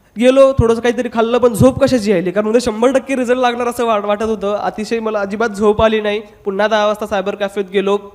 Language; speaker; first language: Marathi; non-native, local second language; Hindi